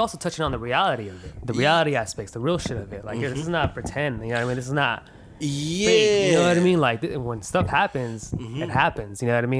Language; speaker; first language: English; native; English